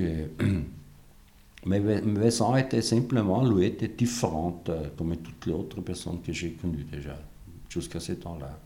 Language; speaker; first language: French; non-native, fluent; German